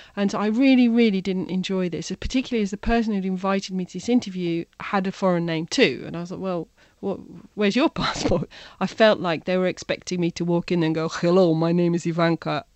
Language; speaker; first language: English; native; English